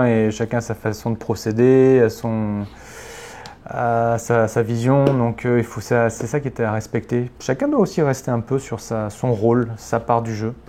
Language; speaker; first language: French; native; French